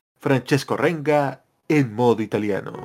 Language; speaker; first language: Italian; non-native, fluent; Spanish